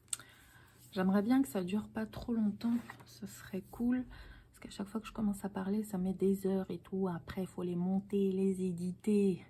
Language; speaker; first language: French; native; French